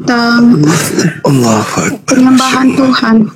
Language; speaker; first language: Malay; non-native, local second language; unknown